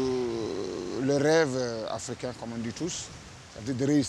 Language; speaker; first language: French; non-native, local second language; Fula